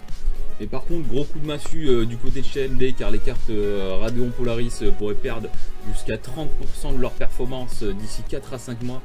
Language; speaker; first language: French; native; French